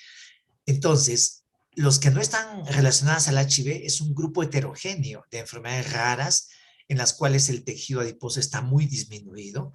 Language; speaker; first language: Spanish; native; Spanish